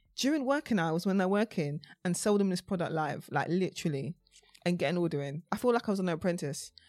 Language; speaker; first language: English; native; English